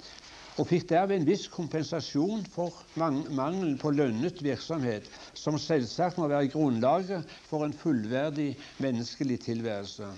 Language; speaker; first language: Norwegian; native; Norwegian